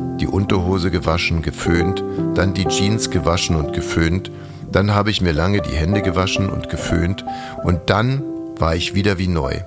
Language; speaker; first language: German; native; German